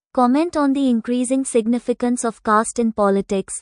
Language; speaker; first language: English; non-native, local second language; Tamil